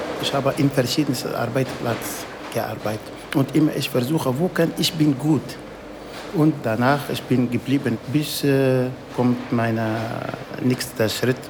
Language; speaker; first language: German; non-native, learner; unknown